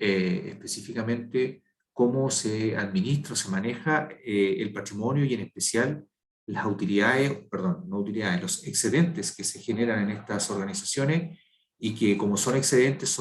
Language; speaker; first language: Spanish; native; Spanish